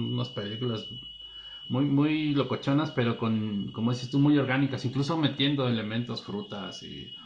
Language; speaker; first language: Spanish; native; Spanish